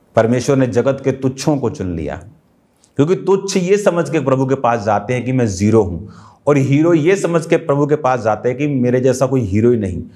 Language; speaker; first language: Hindi; non-native, local second language; Punjabi